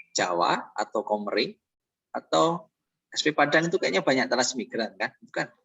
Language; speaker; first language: Indonesian; non-native, local second language; Javanese